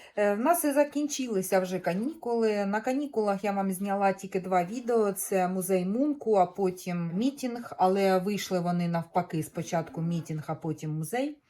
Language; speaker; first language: Ukrainian; native; Ukrainian